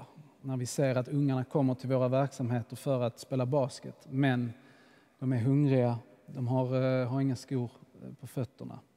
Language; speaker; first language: Swedish; native; Swedish